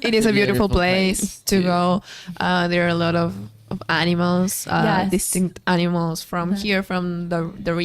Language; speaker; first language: English; non-native, learner; Spanish